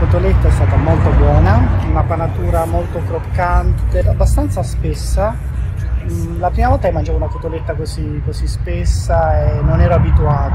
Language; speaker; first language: Italian; native; Italian